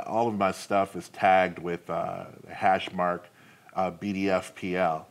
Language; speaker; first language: English; native; English